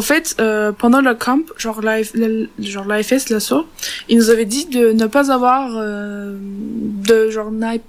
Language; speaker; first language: French; non-native, learner; Turkish